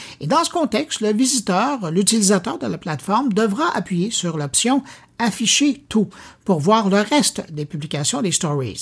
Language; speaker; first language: French; native; French